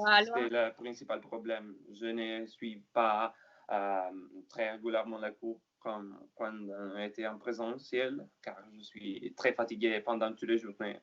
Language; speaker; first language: French; non-native, learner; Italian